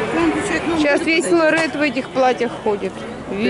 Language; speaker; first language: Russian; native; Russian